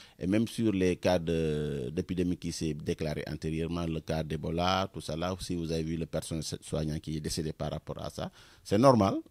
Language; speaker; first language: French; non-native, local second language; Wolof